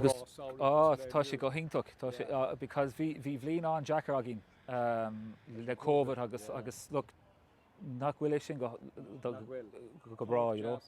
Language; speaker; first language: Irish; non-native, local second language; English